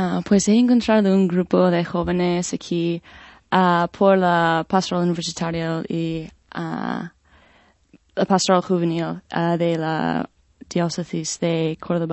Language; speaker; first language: Spanish; non-native, fluent; English